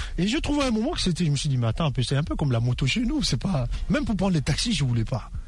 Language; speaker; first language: French; non-native, local second language; Lingala